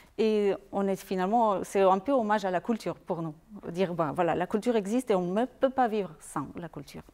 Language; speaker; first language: French; non-native, fluent; Spanish